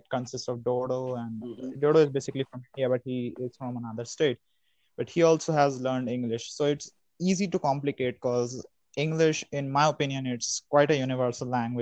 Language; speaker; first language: English; non-native, local second language; Hindi